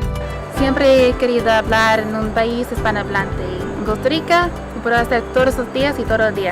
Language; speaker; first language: Spanish; non-native, learner; English